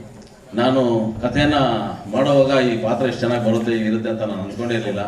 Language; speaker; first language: Kannada; native; Kannada